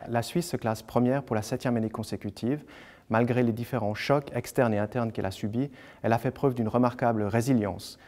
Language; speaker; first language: French; native; French